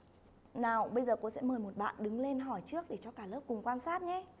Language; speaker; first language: Vietnamese; native; Vietnamese